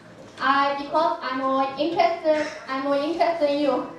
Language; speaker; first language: English; non-native, learner; Chinese